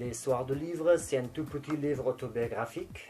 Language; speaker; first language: French; non-native, fluent; Persian